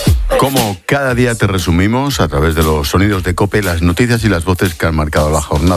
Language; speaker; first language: Spanish; native; Spanish